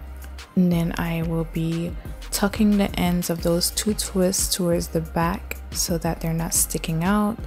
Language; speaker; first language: English; native; English